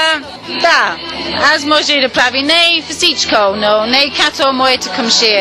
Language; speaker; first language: Bulgarian; non-native, learner; English